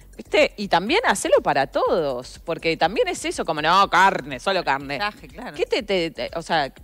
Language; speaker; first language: Spanish; native; Spanish